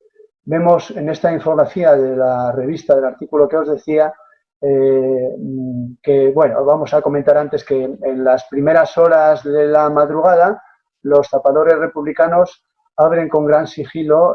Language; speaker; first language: Spanish; native; Spanish